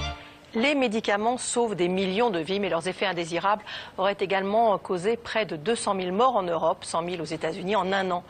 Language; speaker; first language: French; native; French